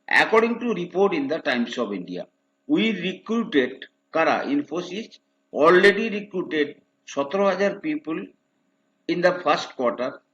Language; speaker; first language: English; non-native, local second language; Bangla